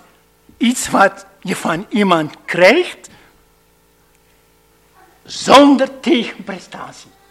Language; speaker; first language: Dutch; non-native, fluent; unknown